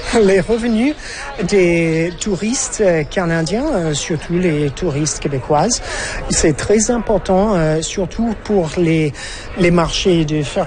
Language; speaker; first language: French; non-native, fluent; English